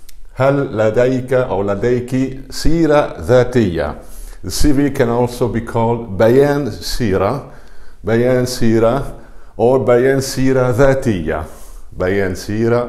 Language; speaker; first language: Arabic; non-native, fluent; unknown